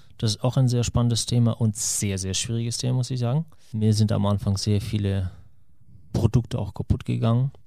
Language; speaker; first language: German; non-native, fluent; Russian